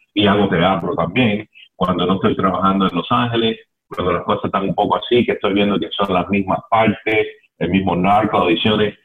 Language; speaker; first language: Spanish; early bilingual, heritage; Spanish